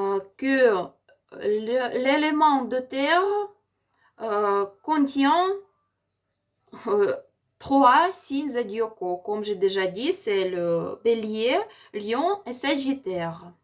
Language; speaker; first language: French; non-native, learner; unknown